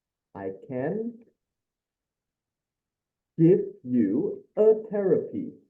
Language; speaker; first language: English; non-native, fluent; Indonesian